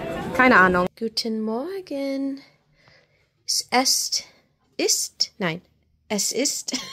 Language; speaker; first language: German; non-native, learner; English